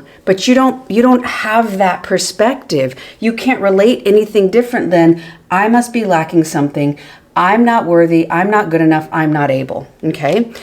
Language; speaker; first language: English; native; English